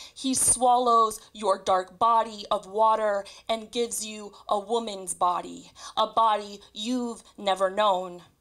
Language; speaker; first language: English; native; English